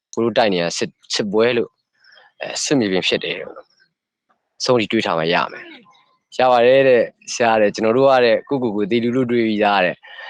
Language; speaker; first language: Burmese; native; Burmese